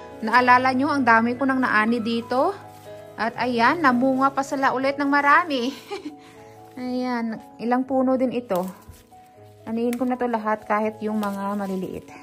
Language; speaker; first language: Filipino; non-native, local second language; Hiligaynon